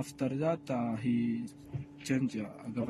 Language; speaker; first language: English; non-native, learner; Arabic